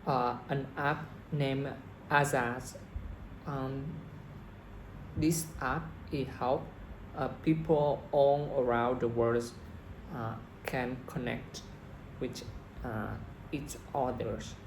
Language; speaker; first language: English; non-native, learner; Vietnamese